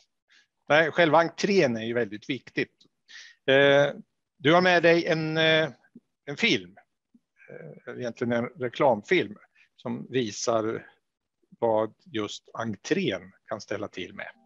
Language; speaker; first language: Swedish; native; Swedish